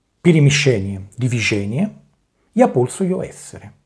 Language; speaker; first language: Russian; non-native, learner; Italian